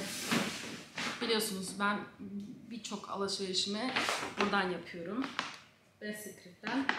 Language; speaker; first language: Turkish; native; Turkish